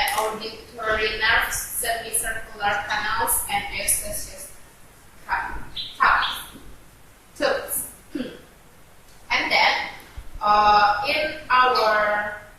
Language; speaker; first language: English; non-native, learner; Indonesian